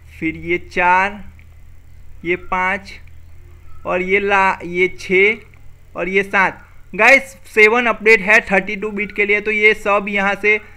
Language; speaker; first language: Hindi; non-native, local second language; Gujarati